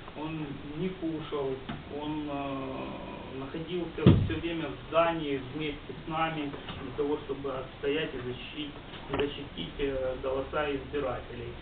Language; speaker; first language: Russian; non-native, local second language; Ukrainian